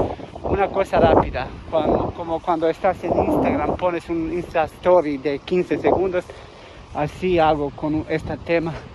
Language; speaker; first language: Spanish; non-native, learner; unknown